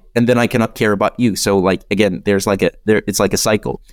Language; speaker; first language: English; non-native, fluent; Czech